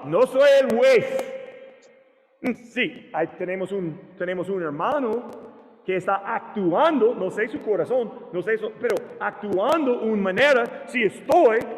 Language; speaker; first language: Spanish; non-native, learner; English